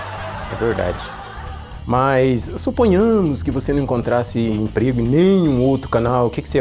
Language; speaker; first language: Portuguese; native; Portuguese